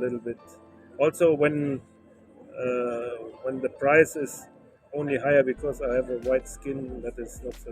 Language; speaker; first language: English; non-native, learner; German